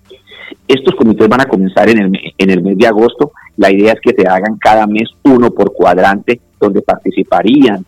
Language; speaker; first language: Spanish; native; Spanish